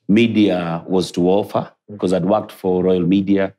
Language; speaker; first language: English; non-native, local second language; Luo (Kenya and Tanzania)